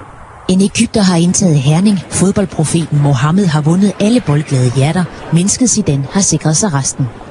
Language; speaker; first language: Danish; native; Danish